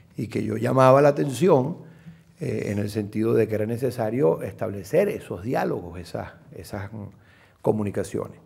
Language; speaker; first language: Spanish; native; Spanish